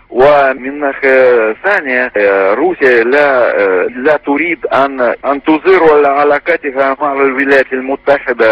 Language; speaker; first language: Arabic; non-native, fluent; Russian